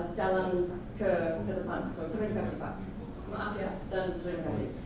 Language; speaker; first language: Indonesian; non-native, fluent; English